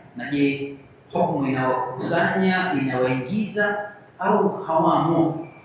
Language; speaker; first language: Swahili; native; Swahili